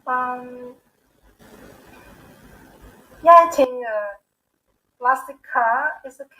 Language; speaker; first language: English; non-native, learner; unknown